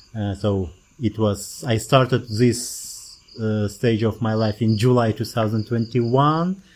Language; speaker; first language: English; non-native, fluent; Kazakh